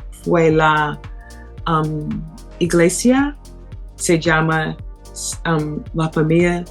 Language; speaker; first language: Spanish; non-native, learner; English